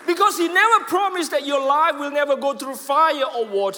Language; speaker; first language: English; non-native, fluent; Indonesian